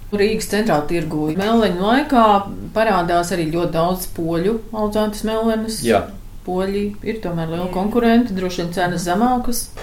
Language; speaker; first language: Latvian; native; Latvian